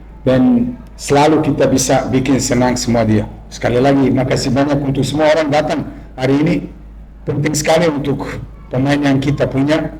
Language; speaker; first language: Indonesian; non-native, fluent; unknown